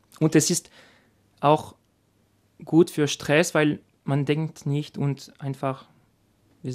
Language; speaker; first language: German; non-native, learner; French